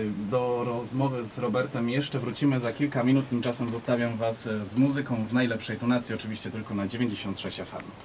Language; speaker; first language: Polish; native; Polish